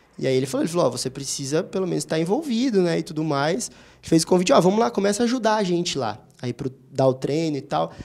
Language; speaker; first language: Portuguese; native; Portuguese